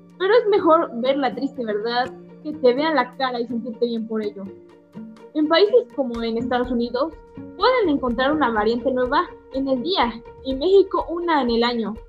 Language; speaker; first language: Spanish; native; Spanish